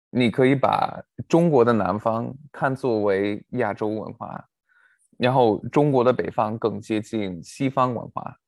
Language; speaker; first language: Chinese; non-native, fluent; English